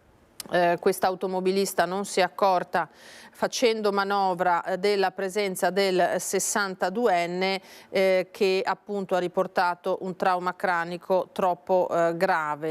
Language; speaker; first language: Italian; native; Italian